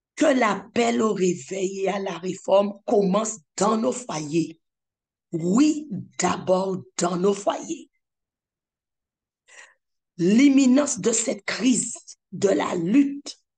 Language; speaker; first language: French; native; French